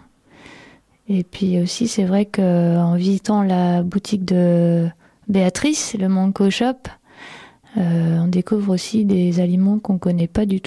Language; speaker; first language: French; native; French